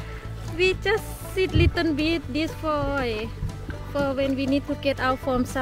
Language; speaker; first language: English; non-native, learner; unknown